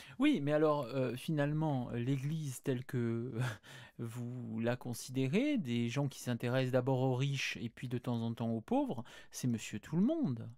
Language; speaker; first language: French; native; French